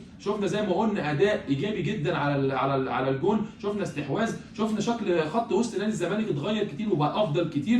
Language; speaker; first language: Arabic; native; Arabic